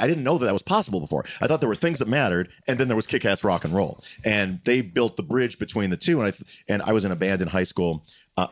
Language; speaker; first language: English; native; English